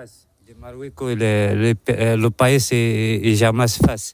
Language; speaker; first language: Spanish; non-native, learner; Arabic